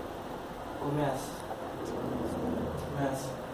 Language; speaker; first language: Portuguese; native; Portuguese